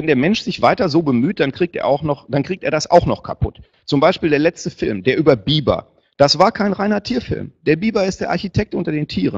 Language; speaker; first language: German; native; German